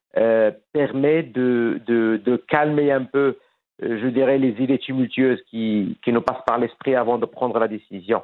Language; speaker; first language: French; non-native, fluent; Arabic